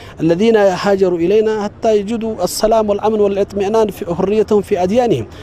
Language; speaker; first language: Arabic; non-native, learner; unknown